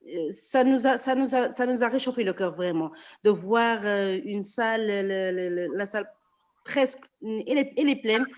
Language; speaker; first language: French; non-native, local second language; Arabic